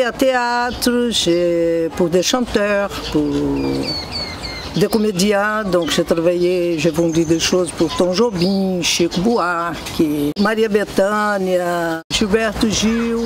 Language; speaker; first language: French; non-native, fluent; Portuguese